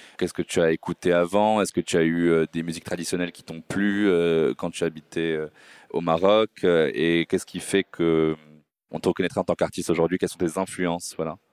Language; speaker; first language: French; native; French